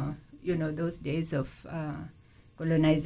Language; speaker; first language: English; non-native, local second language; Kalenjin